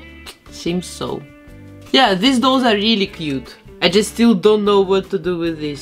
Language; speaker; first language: English; non-native, fluent; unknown